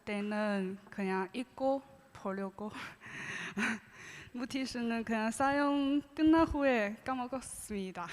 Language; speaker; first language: Korean; non-native, learner; Chinese